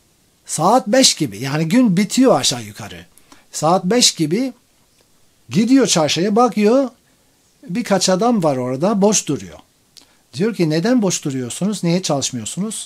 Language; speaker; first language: Turkish; non-native, fluent; English